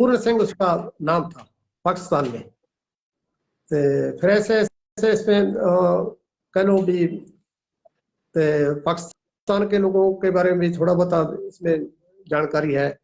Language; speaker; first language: Hindi; non-native, local second language; Punjabi